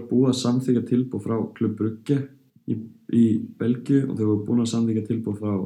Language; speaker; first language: Icelandic; early bilingual, heritage; Icelandic